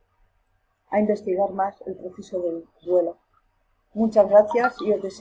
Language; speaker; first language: Spanish; native; Spanish